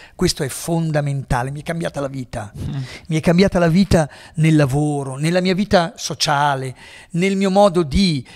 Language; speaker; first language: Italian; native; Italian